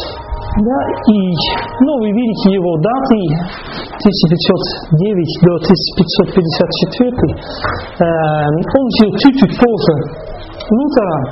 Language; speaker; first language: Russian; non-native, fluent; Dutch